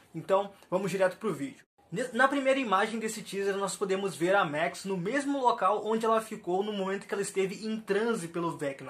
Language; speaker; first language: Portuguese; native; Portuguese